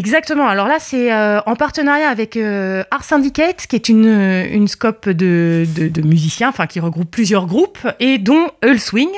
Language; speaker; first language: French; native; French